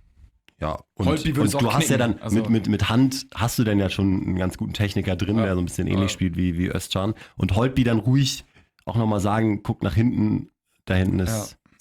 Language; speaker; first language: German; native; German